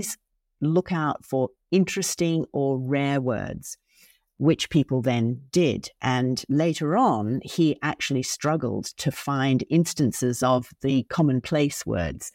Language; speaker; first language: English; native; English